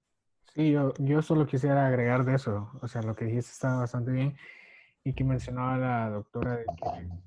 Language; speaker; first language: Spanish; native; Spanish